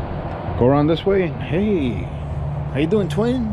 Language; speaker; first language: English; native; English